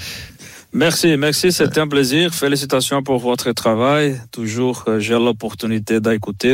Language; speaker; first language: French; non-native, fluent; Portuguese